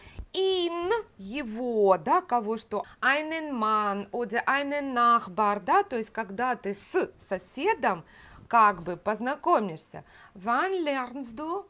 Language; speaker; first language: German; non-native, fluent; Russian